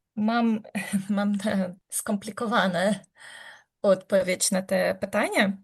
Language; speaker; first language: Polish; non-native, learner; Ukrainian